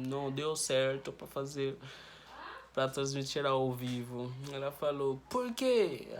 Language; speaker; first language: Portuguese; non-native, learner; Haitian Creole